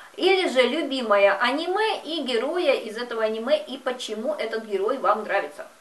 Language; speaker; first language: Russian; native; Russian